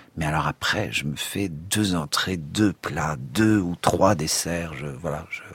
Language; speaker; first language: French; native; French